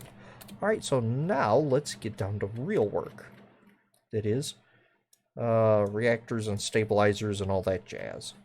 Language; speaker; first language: English; native; English